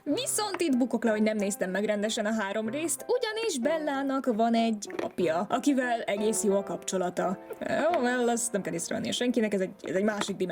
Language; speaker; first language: Hungarian; native; Hungarian